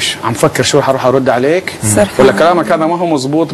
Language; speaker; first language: Arabic; native; Arabic